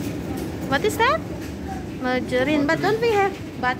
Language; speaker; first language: English; non-native, learner; Indonesian